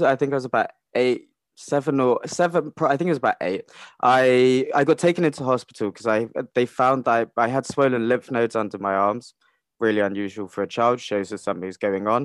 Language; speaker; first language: English; native; English